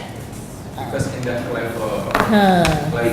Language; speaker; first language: English; non-native, learner; Malay